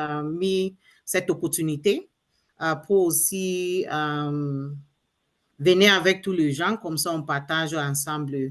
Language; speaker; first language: French; non-native, learner; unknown